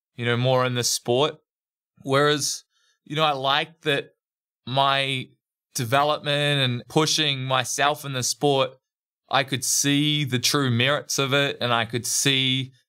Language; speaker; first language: English; native; English